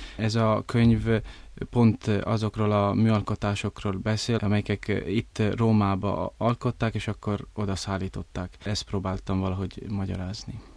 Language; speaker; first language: Hungarian; early bilingual, heritage; Italian